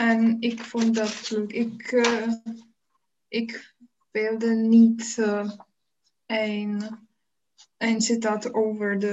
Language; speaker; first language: Dutch; non-native, learner; Czech